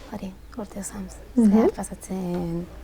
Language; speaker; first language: Basque; non-native, local second language; Spanish